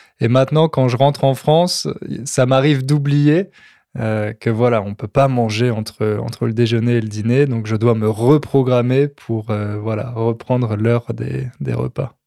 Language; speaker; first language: French; native; French